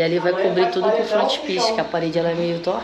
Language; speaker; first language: Portuguese; native; Portuguese